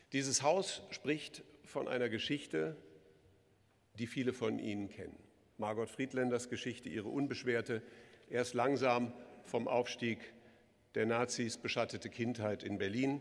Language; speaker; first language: German; native; German